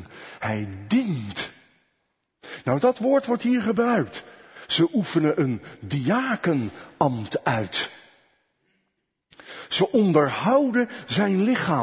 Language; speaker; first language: Dutch; native; Dutch